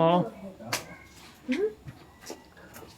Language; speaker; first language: French; non-native, fluent; Portuguese